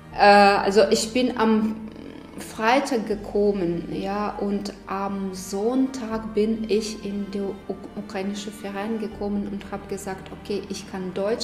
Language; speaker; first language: German; non-native, fluent; Ukrainian